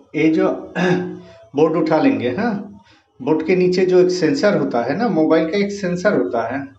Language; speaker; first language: Hindi; non-native, local second language; Bangla